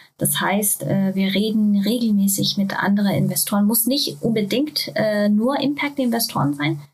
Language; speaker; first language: German; non-native, fluent; Japanese